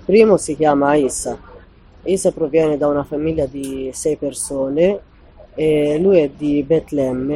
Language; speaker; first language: Italian; non-native, fluent; Arabic